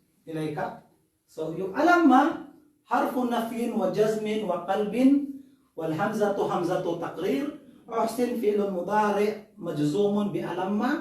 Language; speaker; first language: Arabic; non-native, fluent; Filipino